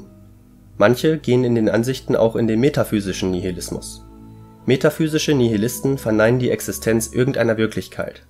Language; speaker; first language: German; native; German